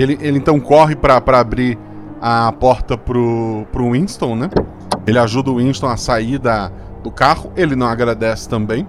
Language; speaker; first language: Portuguese; native; Portuguese